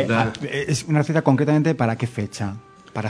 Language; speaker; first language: Spanish; native; Spanish